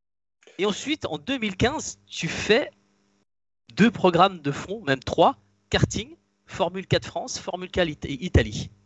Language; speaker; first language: French; native; French